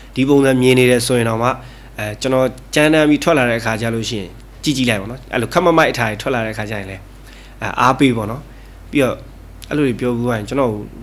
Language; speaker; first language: Burmese; native; Burmese